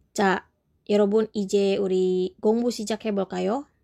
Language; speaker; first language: Korean; non-native, fluent; Indonesian